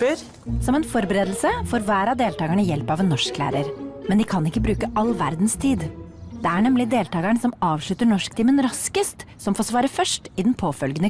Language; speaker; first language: Norwegian; native; Norwegian